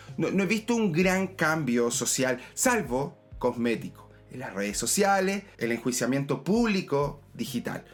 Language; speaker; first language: Spanish; native; Spanish